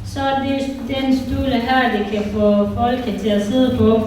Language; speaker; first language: Danish; non-native, learner; Kinyarwanda